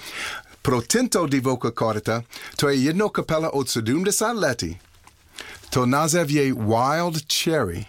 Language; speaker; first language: Czech; non-native, learner; English